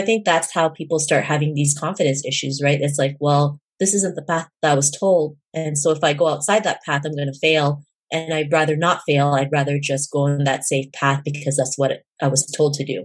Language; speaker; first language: English; native; English